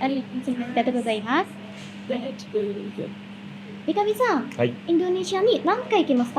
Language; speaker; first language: Japanese; non-native, learner; Indonesian